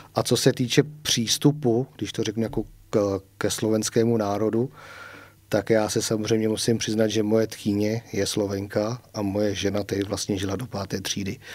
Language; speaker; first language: Czech; native; Czech